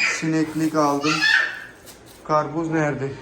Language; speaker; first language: Turkish; non-native, learner; Urdu